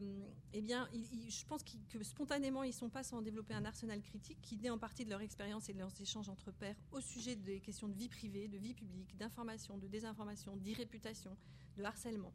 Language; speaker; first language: French; native; French